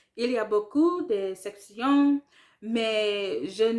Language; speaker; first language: French; non-native, learner; English